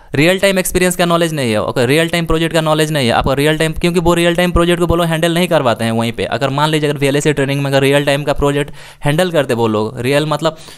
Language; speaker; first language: Hindi; native; Hindi